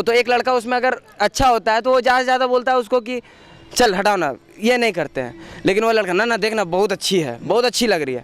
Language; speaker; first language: Hindi; native; Hindi